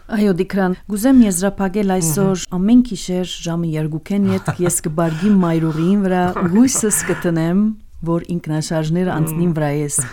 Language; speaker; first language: Armenian; early bilingual, heritage; Armenian